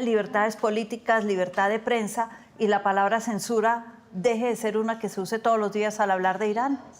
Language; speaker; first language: Spanish; native; Spanish